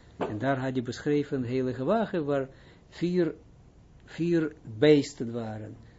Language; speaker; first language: Dutch; non-native, fluent; Hebrew